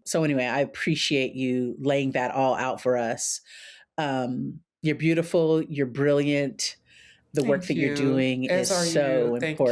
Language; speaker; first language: English; native; English